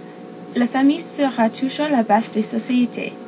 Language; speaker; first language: French; non-native, learner; English